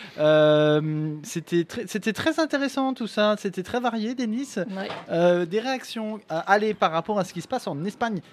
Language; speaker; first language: French; native; French